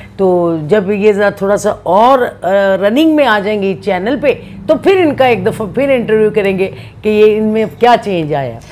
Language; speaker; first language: Urdu; non-native, local second language; Punjabi